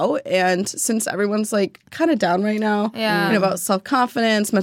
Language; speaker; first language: English; native; English